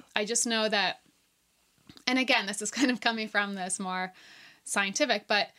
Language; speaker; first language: English; native; English